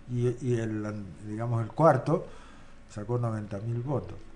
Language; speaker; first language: Spanish; native; Spanish